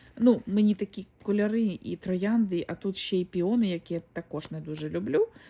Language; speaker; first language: Ukrainian; non-native, local second language; Russian